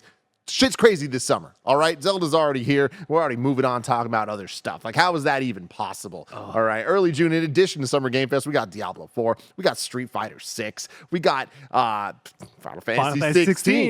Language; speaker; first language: English; native; English